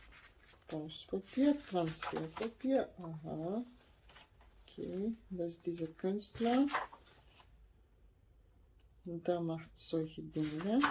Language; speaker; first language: German; non-native, learner; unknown